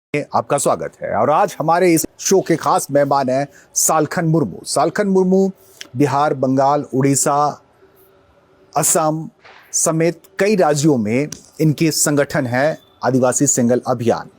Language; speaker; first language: Hindi; native; Hindi